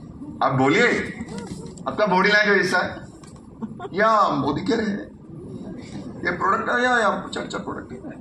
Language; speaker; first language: Hindi; non-native, local second language; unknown